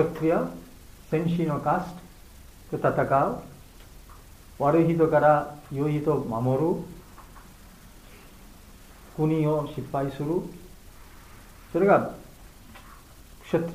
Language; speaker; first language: Japanese; non-native, learner; Bangla